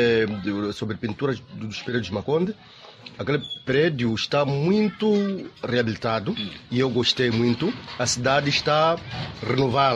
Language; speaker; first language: Portuguese; non-native, local second language; Makhuwa